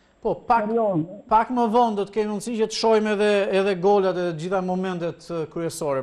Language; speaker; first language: Albanian; native; Albanian